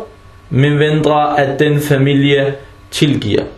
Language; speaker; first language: Danish; non-native, fluent; Arabic